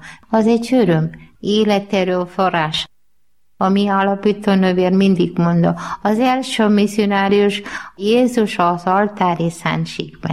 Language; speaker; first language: Hungarian; non-native, learner; Malayalam